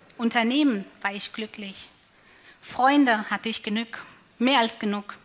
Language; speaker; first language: German; non-native, fluent; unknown